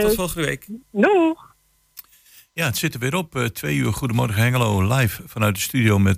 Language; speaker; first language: Dutch; native; Dutch